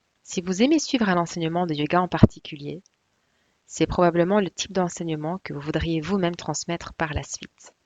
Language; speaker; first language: French; native; French